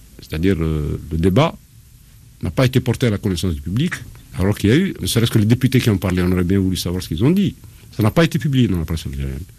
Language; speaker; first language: French; non-native, local second language; Arabic